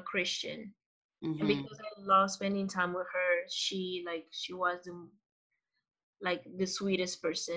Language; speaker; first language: English; non-native, fluent; Portuguese